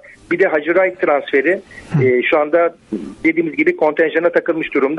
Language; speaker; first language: Turkish; native; Turkish